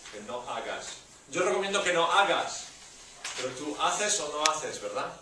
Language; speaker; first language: Spanish; non-native, learner; English